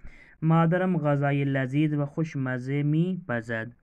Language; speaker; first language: Persian; non-native, fluent; Urdu